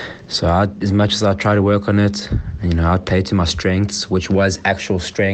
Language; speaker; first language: English; native; English